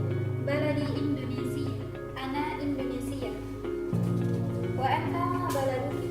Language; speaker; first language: Arabic; non-native, learner; Indonesian